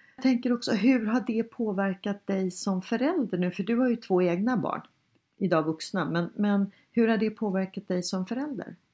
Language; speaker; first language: Swedish; native; Swedish